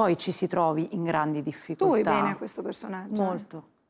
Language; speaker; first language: Italian; native; Italian